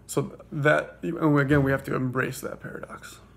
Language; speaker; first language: English; native; English